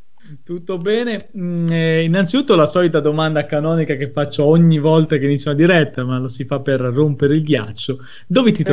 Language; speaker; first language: Italian; native; Italian